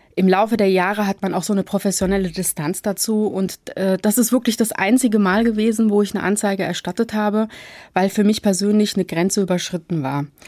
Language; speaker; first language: German; early bilingual, other home language; Turkish